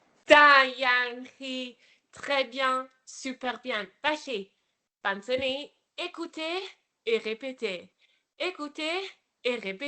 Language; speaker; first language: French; non-native, fluent; Welsh